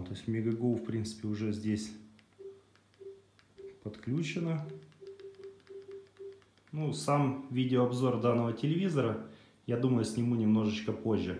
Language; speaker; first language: Russian; native; Russian